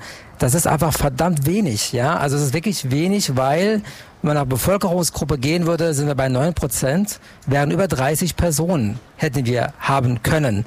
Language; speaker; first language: German; non-native, fluent; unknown